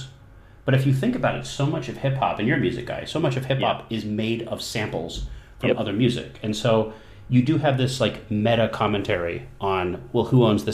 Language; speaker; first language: English; native; English